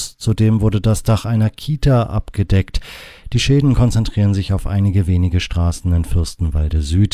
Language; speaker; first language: German; native; German